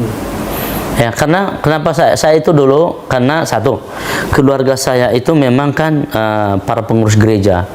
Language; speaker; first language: Indonesian; non-native, local second language; Nias